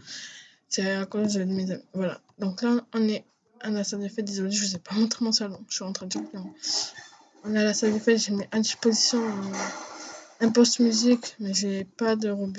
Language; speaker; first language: French; native; French